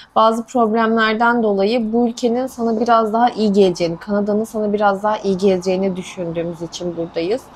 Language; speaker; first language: Turkish; native; Turkish